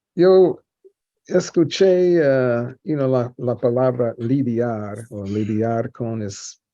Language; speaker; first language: Spanish; non-native, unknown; English